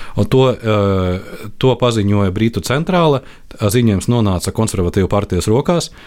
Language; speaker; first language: Latvian; non-native, local second language; Russian